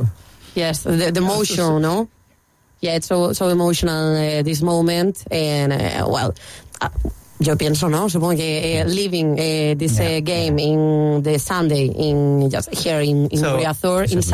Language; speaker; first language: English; non-native, learner; Spanish